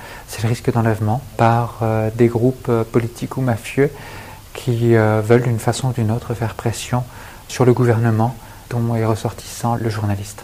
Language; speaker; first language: French; native; French